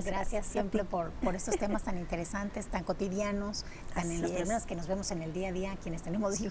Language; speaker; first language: Spanish; native; Spanish